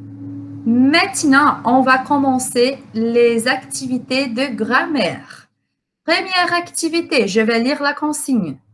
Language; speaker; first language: French; non-native, fluent; Portuguese